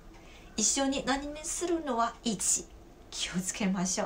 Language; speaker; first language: Japanese; non-native, fluent; Chinese